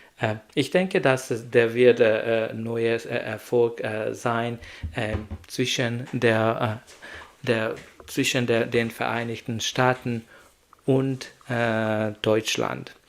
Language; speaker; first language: German; non-native, learner; Hungarian